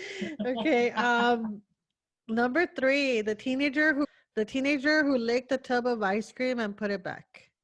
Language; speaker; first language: English; early bilingual, other home language; Spanish